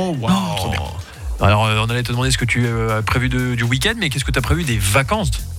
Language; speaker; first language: French; native; French